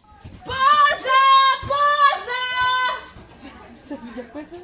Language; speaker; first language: French; native; French